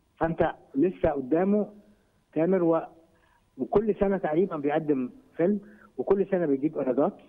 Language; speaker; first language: Egyptian Arabic; native; Egyptian Arabic